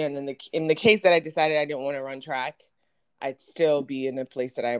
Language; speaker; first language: English; non-native, local second language; Akan